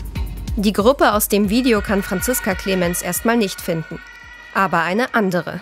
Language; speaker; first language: German; native; German